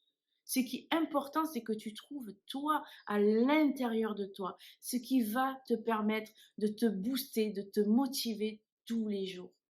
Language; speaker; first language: French; native; French